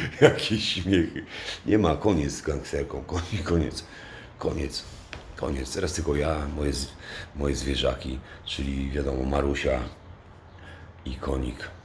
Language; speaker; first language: Polish; native; Polish